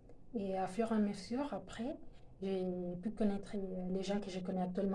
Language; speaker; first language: French; non-native, fluent; Spanish